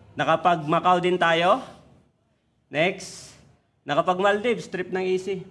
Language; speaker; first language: Filipino; non-native, local second language; Masbatenyo